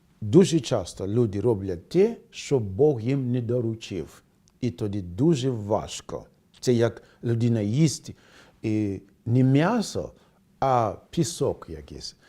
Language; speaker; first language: Ukrainian; non-native, fluent; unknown